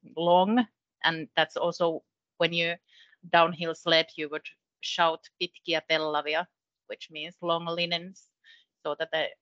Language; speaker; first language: English; non-native, fluent; Finnish